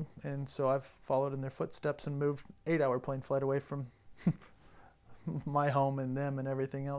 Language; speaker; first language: English; native; English